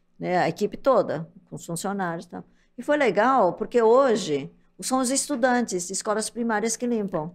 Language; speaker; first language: Portuguese; early bilingual, other home language; Japanese